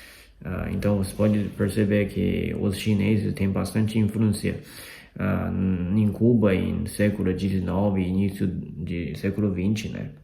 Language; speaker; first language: Portuguese; non-native, fluent; Chinese